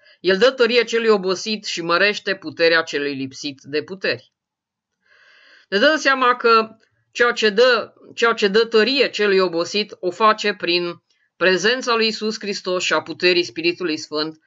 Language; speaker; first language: Romanian; native; Romanian